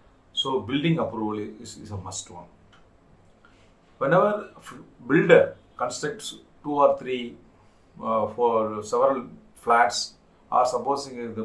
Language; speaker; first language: English; non-native, local second language; Tamil